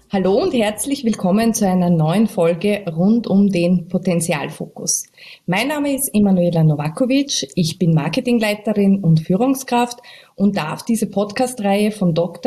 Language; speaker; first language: German; native; German